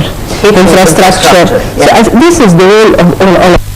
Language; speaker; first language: English; non-native, fluent; Arabic